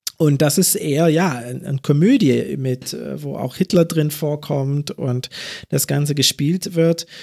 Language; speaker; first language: German; early bilingual, other home language; English